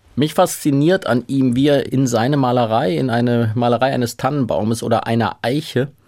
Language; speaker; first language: German; native; German